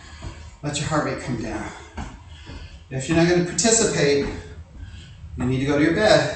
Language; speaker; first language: English; native; English